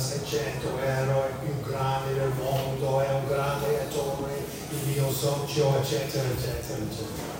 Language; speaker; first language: Italian; non-native, fluent; English